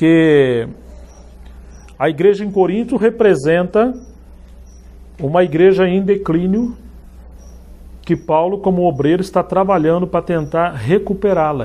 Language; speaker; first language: Portuguese; native; Portuguese